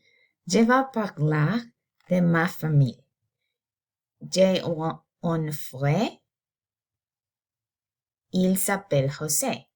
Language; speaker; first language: French; non-native, learner; English